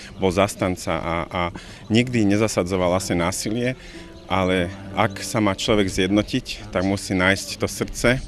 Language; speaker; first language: Slovak; native; Slovak